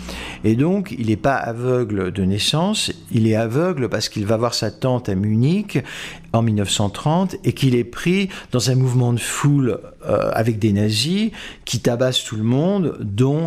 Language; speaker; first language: French; native; French